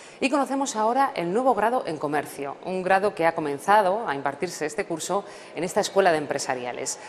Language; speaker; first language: Spanish; native; Spanish